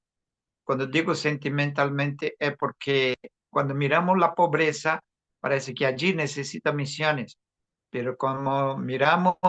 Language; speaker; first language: Spanish; non-native, fluent; Portuguese